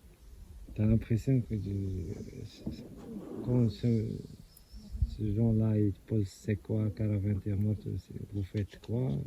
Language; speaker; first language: French; non-native, local second language; Arabic